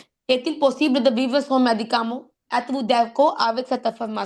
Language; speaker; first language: French; non-native, fluent; Punjabi